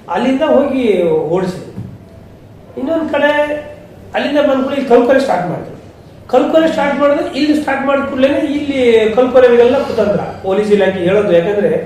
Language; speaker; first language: Kannada; native; Kannada